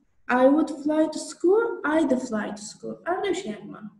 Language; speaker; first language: English; non-native, fluent; Persian